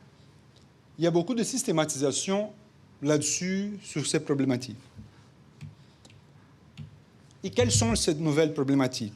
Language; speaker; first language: French; non-native, fluent; Portuguese